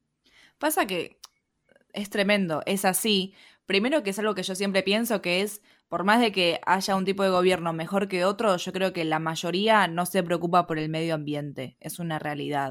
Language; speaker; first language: Spanish; native; Spanish